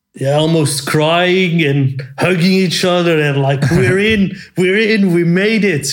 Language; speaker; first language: English; non-native, fluent; Dutch